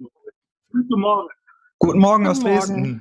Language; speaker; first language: German; native; German